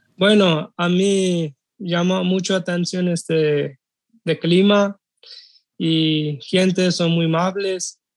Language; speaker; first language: Spanish; non-native, learner; Urdu